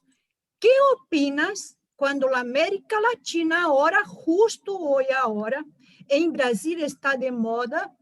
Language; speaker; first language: Spanish; non-native, learner; Portuguese